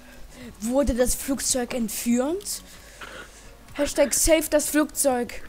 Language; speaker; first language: German; native; German